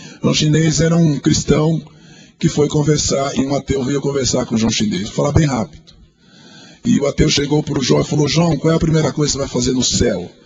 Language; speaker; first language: Portuguese; native; Portuguese